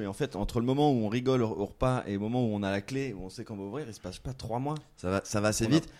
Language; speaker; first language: French; native; French